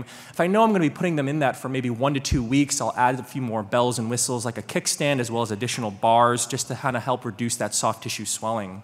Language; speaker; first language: English; native; English